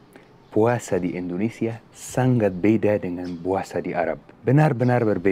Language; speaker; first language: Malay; non-native, fluent; Arabic